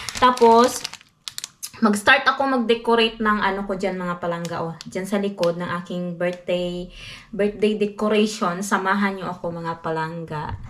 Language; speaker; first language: Filipino; non-native, local second language; Hiligaynon